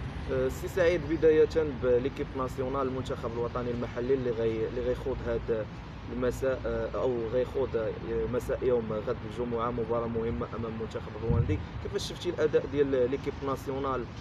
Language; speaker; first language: Arabic; native; Arabic